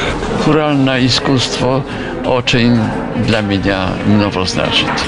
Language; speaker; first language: Russian; non-native, fluent; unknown